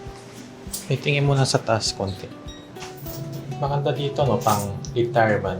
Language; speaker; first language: Korean; native; Korean